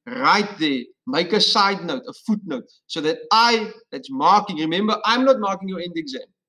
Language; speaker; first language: English; non-native, local second language; Afrikaans